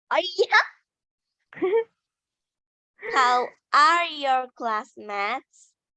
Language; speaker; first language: English; non-native, learner; Indonesian